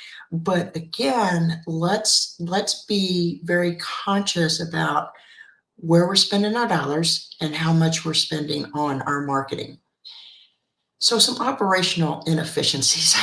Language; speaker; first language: English; native; English